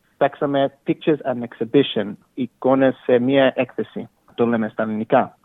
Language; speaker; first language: Greek; early bilingual, heritage; Greek